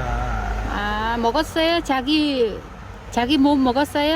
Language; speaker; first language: Korean; non-native, learner; Vietnamese